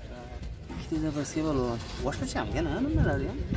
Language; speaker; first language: Turkish; non-native, learner; Uzbek